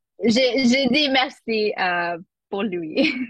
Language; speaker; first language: French; non-native, learner; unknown